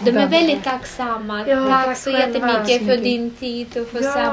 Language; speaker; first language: Swedish; non-native, fluent; Russian